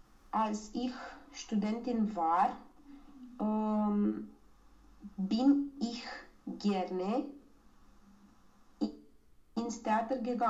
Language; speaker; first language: German; non-native, learner; Romanian